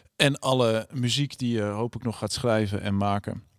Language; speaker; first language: Dutch; native; Dutch